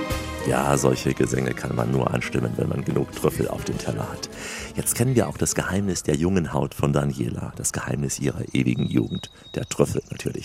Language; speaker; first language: German; native; German